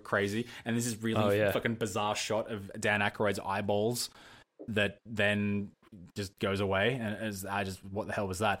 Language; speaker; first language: English; native; English